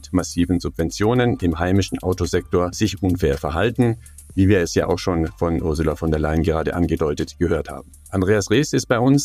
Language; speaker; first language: German; native; German